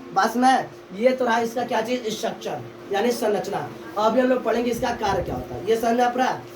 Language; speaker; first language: Hindi; native; Hindi